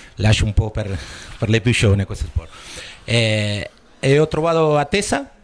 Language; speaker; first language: Italian; non-native, learner; Spanish